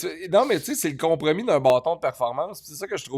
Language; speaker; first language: French; native; French